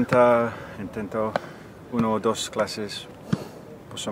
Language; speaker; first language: Spanish; non-native, learner; English